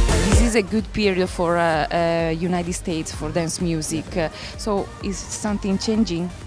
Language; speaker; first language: English; non-native, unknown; Italian